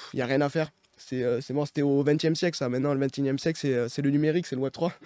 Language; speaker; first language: French; native; French